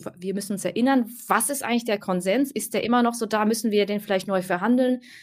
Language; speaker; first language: German; early bilingual, other home language; Vietnamese